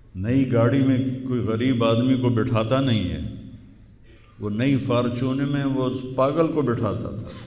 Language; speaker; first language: Urdu; non-native, local second language; Punjabi